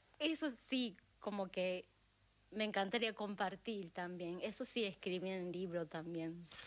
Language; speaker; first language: Spanish; non-native, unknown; Japanese